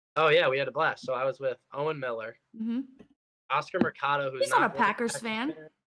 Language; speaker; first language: English; native; English